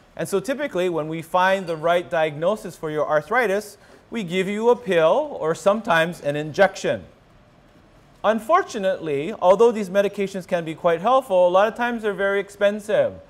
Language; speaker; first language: English; native; English